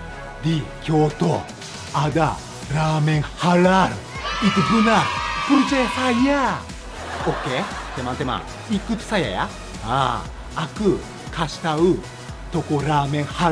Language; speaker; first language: Indonesian; non-native, learner; Japanese